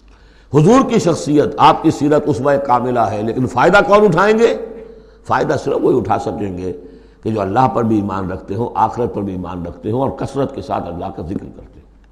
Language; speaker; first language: Urdu; native; Urdu